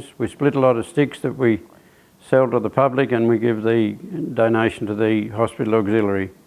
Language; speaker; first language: English; native; English